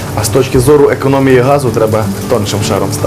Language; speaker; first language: Ukrainian; native; Ukrainian